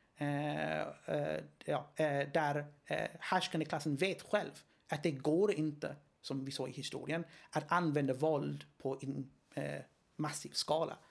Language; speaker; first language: Swedish; non-native, fluent; Greek